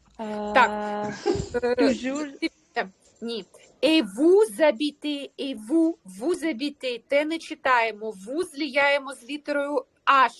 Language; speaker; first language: French; non-native, fluent; Ukrainian